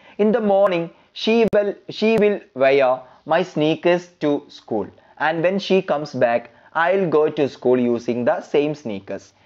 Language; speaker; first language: English; non-native, local second language; Malayalam